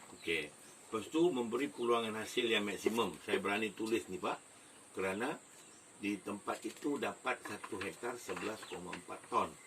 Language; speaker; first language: Malay; native; Malay